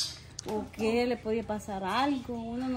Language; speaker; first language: Spanish; native; Spanish